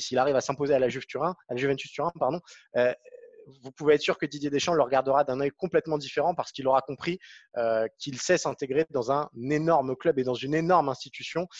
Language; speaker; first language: French; native; French